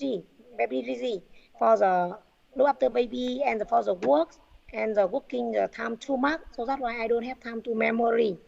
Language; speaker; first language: English; non-native, learner; Vietnamese